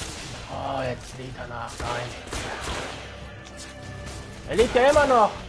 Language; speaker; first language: German; native; German